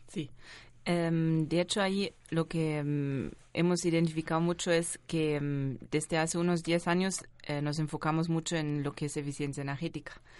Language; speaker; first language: Spanish; non-native, fluent; German